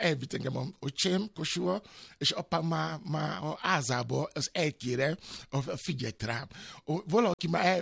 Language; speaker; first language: Hungarian; non-native, fluent; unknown